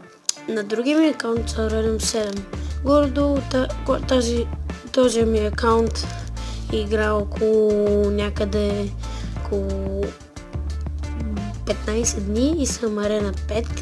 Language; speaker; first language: Bulgarian; native; Bulgarian